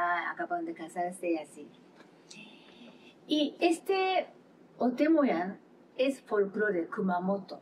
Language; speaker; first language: Spanish; non-native, learner; Japanese